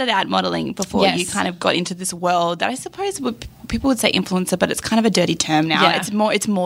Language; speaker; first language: English; native; English